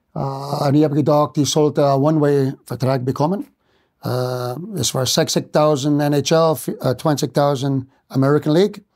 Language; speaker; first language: German; non-native, fluent; English